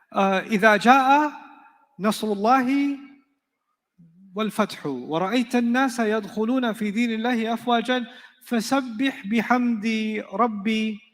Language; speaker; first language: Arabic; non-native, fluent; English